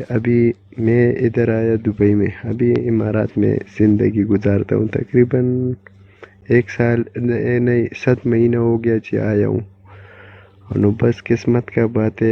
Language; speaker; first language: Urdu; non-native, local second language; Pashto